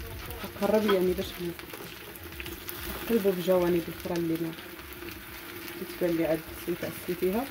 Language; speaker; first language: Arabic; native; Arabic